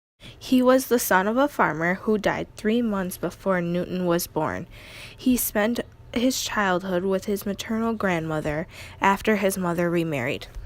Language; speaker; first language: English; native; English